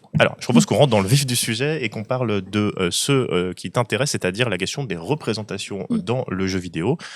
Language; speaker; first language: French; native; French